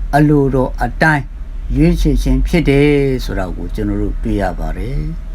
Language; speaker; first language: Burmese; non-native, local second language; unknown